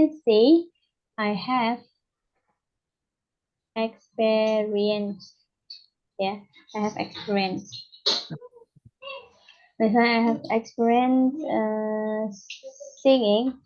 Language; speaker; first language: English; non-native, learner; Indonesian